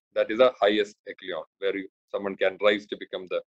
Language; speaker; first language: English; non-native, local second language; Malayalam